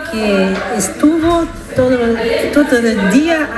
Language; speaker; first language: Spanish; non-native, fluent; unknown